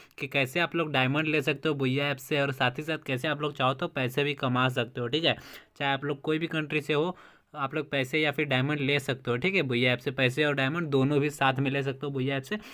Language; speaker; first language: Hindi; native; Hindi